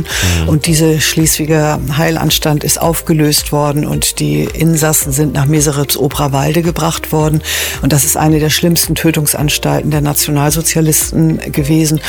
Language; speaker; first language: German; native; German